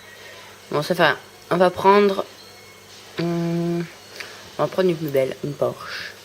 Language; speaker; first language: French; native; French